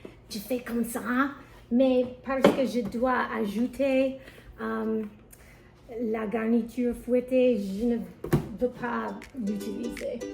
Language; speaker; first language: French; non-native, learner; English